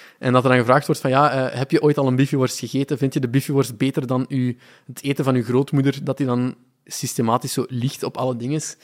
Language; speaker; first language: Dutch; native; Dutch